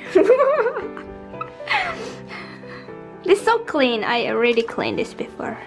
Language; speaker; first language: English; non-native, fluent; Indonesian